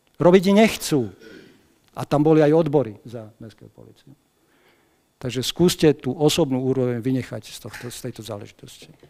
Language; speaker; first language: Slovak; non-native, local second language; Hungarian